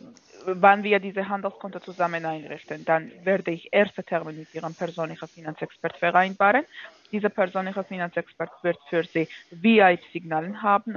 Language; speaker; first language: German; non-native, fluent; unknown